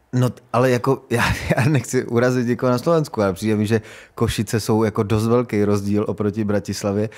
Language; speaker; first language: Czech; native; Czech